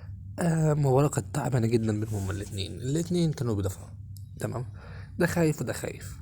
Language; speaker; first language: Arabic; native; Arabic